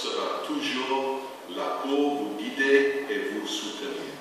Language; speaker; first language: French; non-native, learner; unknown